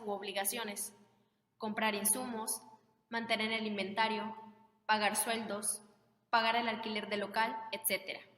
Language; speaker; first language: Spanish; native; Spanish